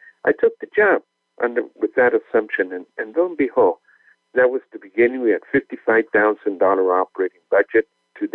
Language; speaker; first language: English; early bilingual, other home language; Spanish